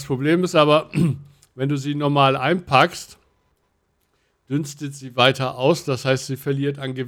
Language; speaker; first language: German; native; German